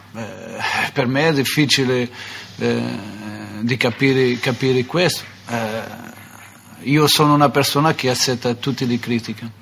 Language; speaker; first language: Italian; non-native, fluent; Portuguese